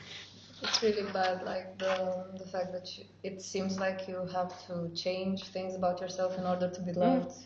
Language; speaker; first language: English; non-native, fluent; Romanian